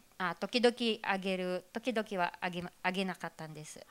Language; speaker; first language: Japanese; non-native, fluent; Filipino